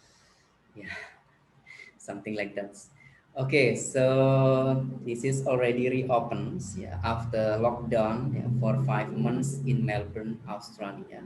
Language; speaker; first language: English; non-native, learner; Indonesian